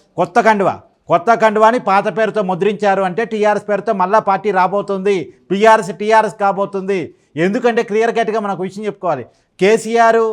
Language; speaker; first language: Telugu; native; Telugu